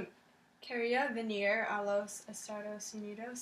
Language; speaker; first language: Spanish; non-native, learner; English